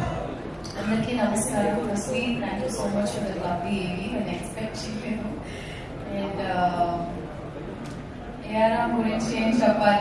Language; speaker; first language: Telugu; non-native, fluent; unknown